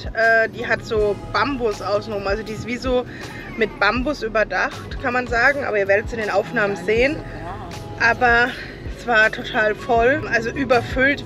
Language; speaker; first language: German; native; German